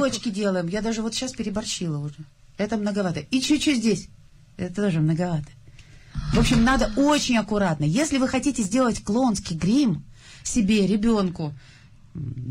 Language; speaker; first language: Russian; native; Russian